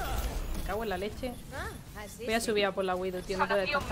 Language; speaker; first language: Spanish; native; Spanish